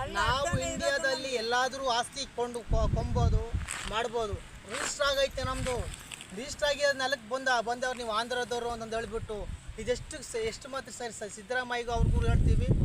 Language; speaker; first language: Kannada; non-native, local second language; Telugu